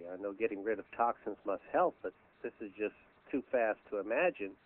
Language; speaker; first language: English; native; English